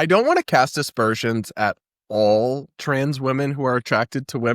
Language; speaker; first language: English; native; English